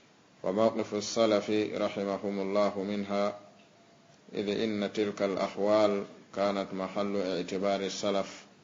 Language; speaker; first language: Arabic; non-native, fluent; Fula